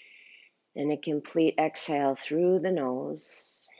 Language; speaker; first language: English; native; English